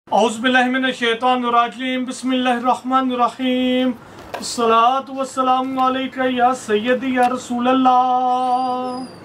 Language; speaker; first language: Urdu; native; Urdu